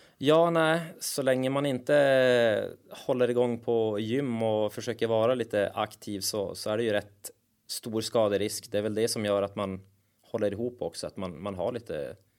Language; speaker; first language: Swedish; native; Swedish